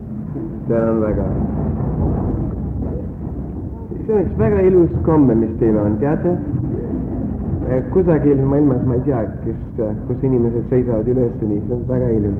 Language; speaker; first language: Estonian; early bilingual, heritage; Estonian